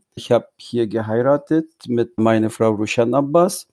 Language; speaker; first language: German; non-native, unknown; Uyghur